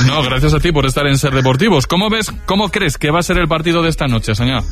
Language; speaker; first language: Spanish; native; Spanish